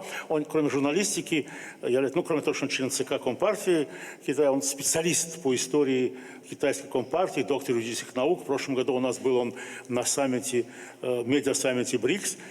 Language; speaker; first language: Russian; native; Russian